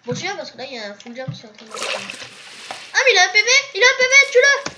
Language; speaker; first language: French; native; French